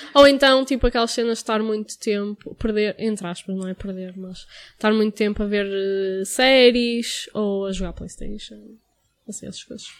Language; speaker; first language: Portuguese; native; Portuguese